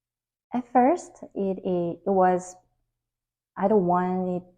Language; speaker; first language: English; non-native, learner; Korean